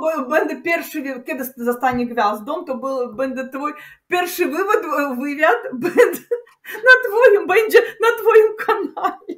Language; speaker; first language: Polish; non-native, learner; Russian